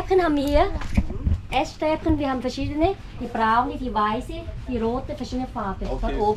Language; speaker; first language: German; non-native, fluent; Vietnamese